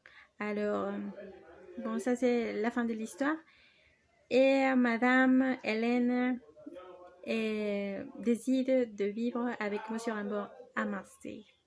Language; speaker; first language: French; non-native, learner; Spanish